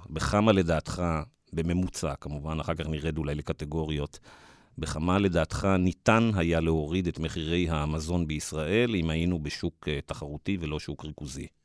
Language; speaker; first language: Hebrew; native; Hebrew